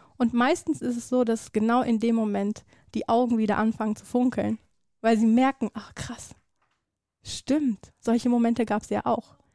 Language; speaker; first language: German; early bilingual, other home language; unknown